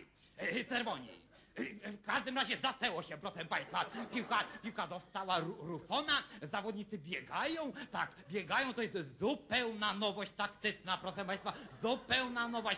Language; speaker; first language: Polish; native; Polish